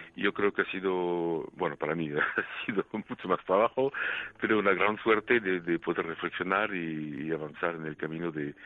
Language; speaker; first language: Spanish; non-native, fluent; French